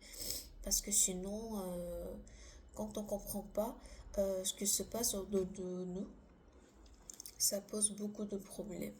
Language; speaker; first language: French; non-native, learner; Korean